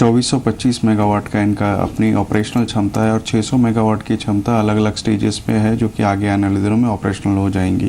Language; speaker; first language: Hindi; native; Hindi